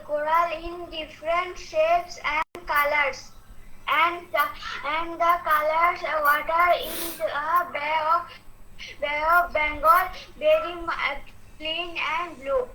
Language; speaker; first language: English; non-native, learner; Bangla